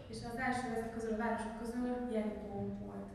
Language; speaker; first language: Hungarian; native; Hungarian